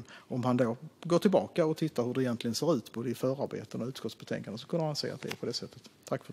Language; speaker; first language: Swedish; native; Swedish